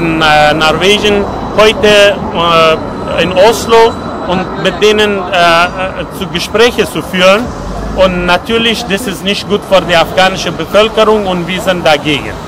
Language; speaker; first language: German; non-native, learner; Persian